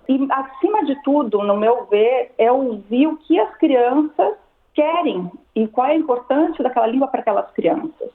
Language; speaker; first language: Portuguese; native; Portuguese